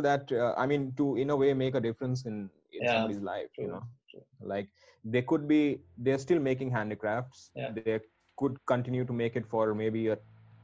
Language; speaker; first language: English; non-native, local second language; Gujarati